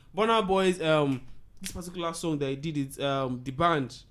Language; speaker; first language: English; non-native, local second language; Yoruba